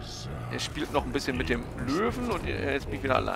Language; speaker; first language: German; native; German